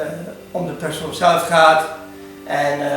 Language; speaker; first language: Dutch; non-native, fluent; Hungarian